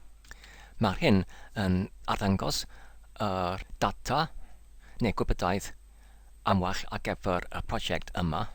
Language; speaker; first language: Welsh; non-native, learner; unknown